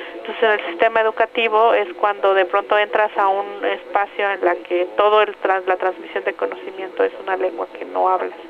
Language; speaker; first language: Spanish; non-native, local second language; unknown